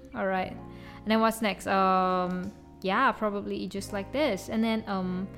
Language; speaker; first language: English; non-native, local second language; Chinese